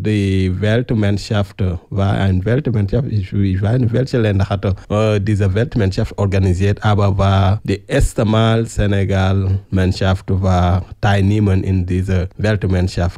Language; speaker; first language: German; non-native, learner; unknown